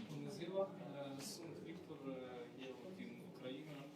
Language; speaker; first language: Romanian; non-native, learner; Ukrainian